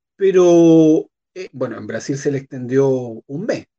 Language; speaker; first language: Spanish; native; Spanish